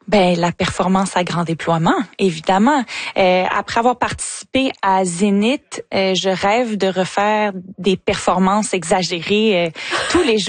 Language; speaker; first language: French; native; French